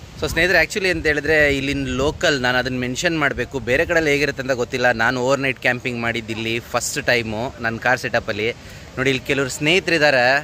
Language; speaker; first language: Kannada; native; Kannada